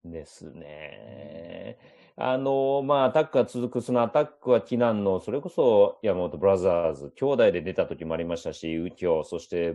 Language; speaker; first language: Japanese; native; Japanese